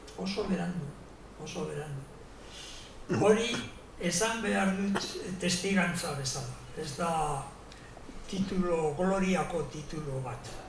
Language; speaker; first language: Basque; non-native, local second language; Spanish